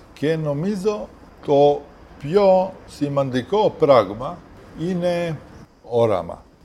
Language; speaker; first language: Greek; non-native, fluent; Serbian